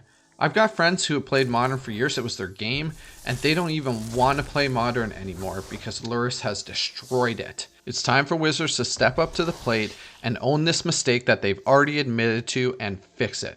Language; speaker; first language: English; native; English